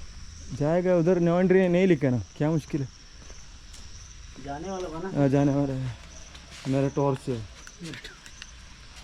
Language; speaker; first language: Hindi; non-native, local second language; Malayalam